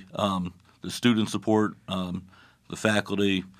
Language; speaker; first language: English; native; English